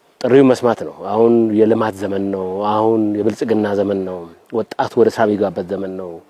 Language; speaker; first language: Amharic; non-native, local second language; Oromo